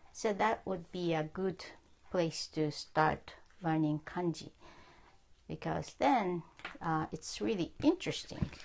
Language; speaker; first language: English; non-native, fluent; Japanese